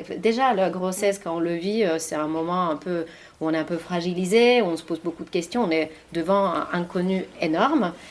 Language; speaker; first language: French; non-native, fluent; Finnish